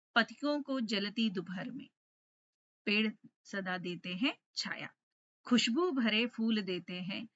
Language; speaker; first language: Hindi; non-native, local second language; Telugu